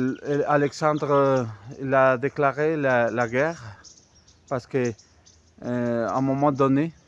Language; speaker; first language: French; non-native, fluent; Spanish